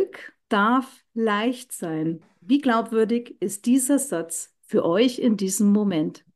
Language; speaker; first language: German; native; German